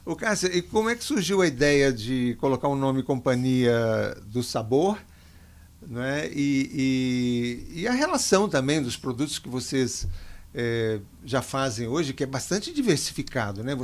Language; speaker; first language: Portuguese; native; Portuguese